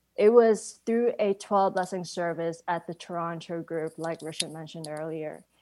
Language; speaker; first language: English; non-native, local second language; Cantonese